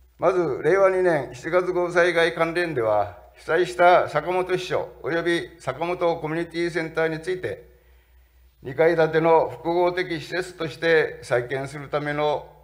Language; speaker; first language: Japanese; native; Japanese